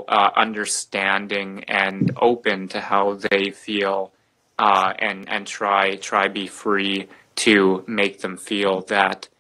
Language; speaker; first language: English; native; English